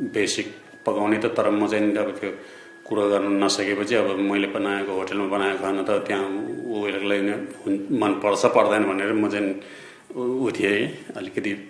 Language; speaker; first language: Nepali; non-native, local second language; Eastern Tamang